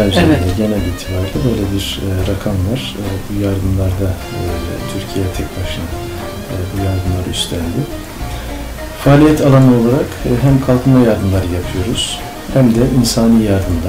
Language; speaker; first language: Turkish; native; Turkish